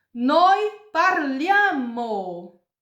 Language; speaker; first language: Italian; non-native, fluent; Portuguese